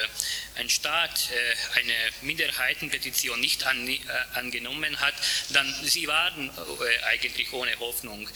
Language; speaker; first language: German; non-native, fluent; Hungarian